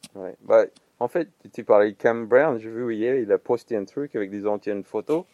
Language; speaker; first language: French; non-native, fluent; English